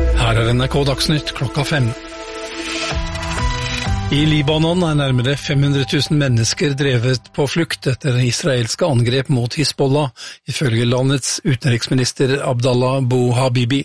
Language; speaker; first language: Norwegian; native; Norwegian